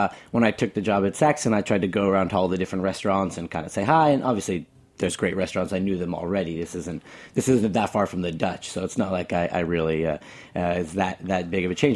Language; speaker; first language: English; native; English